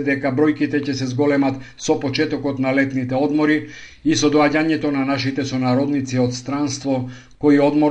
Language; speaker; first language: Macedonian; native; Macedonian